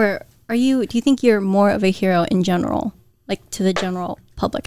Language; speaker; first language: English; early bilingual, other home language; Filipino